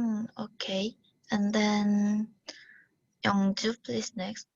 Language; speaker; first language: English; non-native, learner; Korean